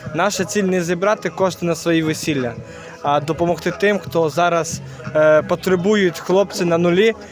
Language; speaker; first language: Ukrainian; non-native, local second language; Russian